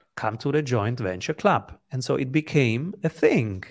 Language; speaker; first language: English; non-native, fluent; Italian